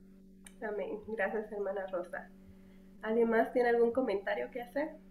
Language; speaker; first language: Spanish; native; Spanish